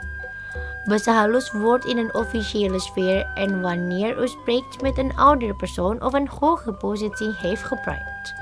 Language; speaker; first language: Dutch; non-native, learner; Indonesian